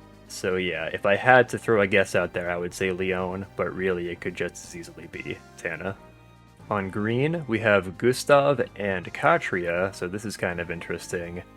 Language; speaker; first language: English; native; English